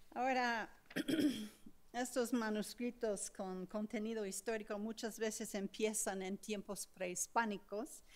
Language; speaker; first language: Spanish; non-native, fluent; English